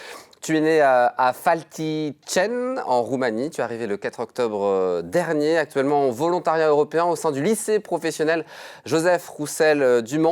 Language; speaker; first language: French; native; French